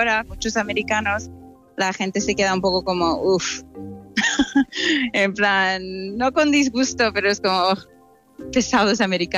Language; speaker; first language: Spanish; non-native, fluent; English